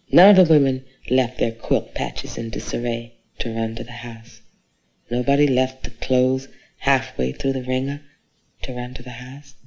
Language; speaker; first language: English; native; English